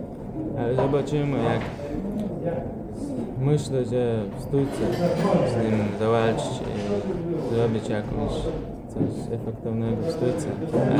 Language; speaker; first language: Polish; non-native, learner; Chechen